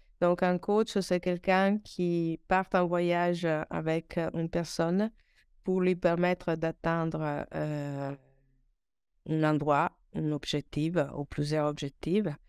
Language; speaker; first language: French; non-native, fluent; Italian